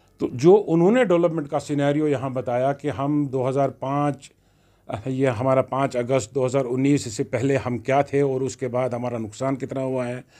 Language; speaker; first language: Hindi; non-native, local second language; Kashmiri